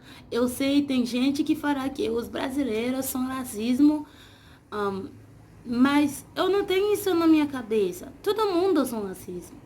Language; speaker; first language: Portuguese; non-native, learner; Haitian Creole